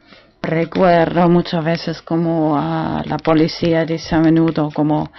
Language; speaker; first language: Spanish; non-native, learner; German